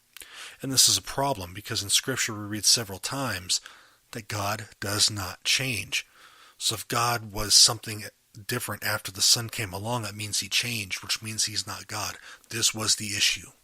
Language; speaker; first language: English; native; English